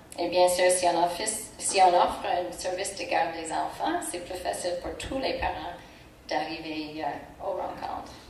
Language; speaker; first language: French; non-native, local second language; English